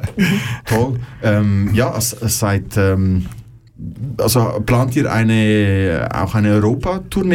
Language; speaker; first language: German; native; German